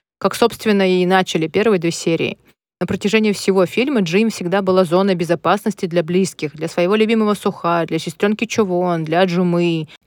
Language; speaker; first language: Russian; native; Russian